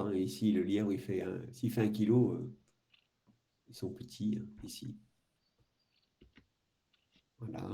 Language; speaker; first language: French; native; French